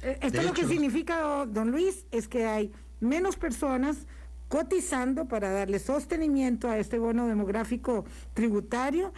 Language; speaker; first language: Spanish; native; Spanish